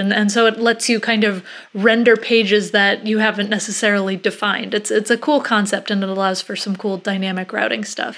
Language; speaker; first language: English; native; English